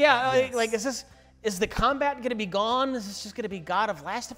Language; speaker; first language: English; native; English